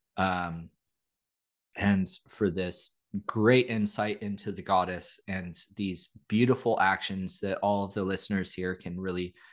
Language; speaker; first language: English; native; English